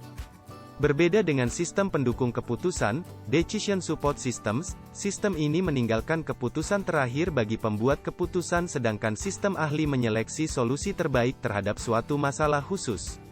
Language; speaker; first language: Indonesian; native; Indonesian